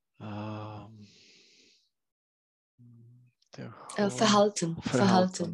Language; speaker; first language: German; non-native, fluent; Czech